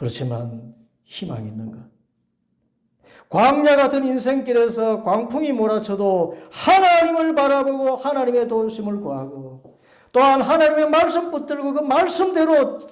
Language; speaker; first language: Korean; native; Korean